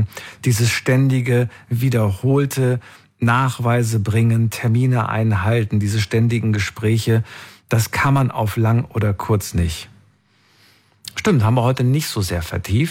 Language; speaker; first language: German; native; German